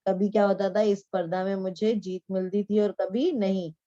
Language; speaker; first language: Hindi; non-native, local second language; Marathi